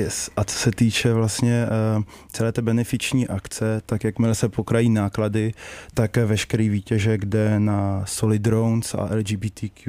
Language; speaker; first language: Czech; native; Czech